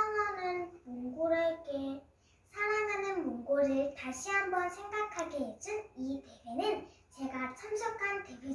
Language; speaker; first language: Korean; early bilingual, other home language; Mongolian